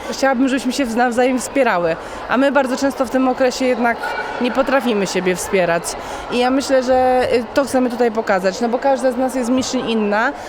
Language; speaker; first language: Polish; native; Polish